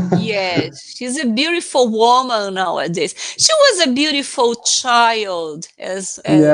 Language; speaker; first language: English; non-native, fluent; Portuguese